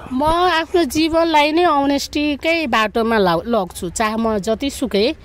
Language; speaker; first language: Nepali; non-native, local second language; Maithili